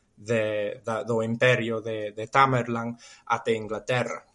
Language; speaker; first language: Galician; non-native, fluent; English